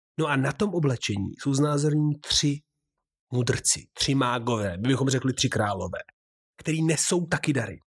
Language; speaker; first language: Czech; native; Czech